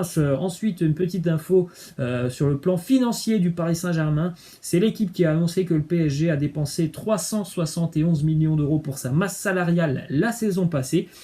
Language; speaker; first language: French; native; French